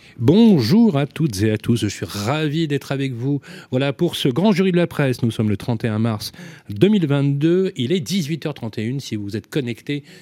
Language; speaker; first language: French; native; French